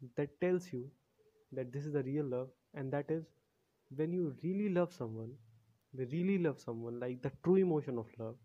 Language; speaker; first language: English; non-native, local second language; Hindi